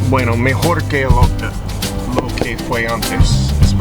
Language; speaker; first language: Spanish; non-native, learner; English